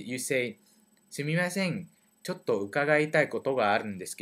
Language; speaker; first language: Japanese; non-native, learner; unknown